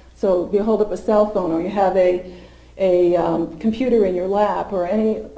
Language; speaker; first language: English; native; English